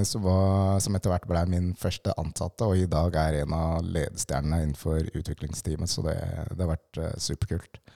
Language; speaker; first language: Norwegian; early bilingual, other home language; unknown